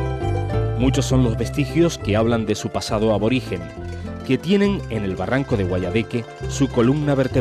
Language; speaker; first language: Spanish; native; Spanish